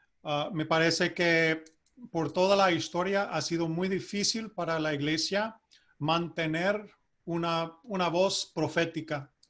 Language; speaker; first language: Spanish; non-native, fluent; English